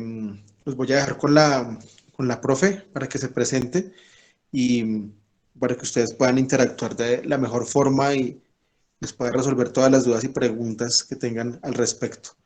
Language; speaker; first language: Spanish; native; Spanish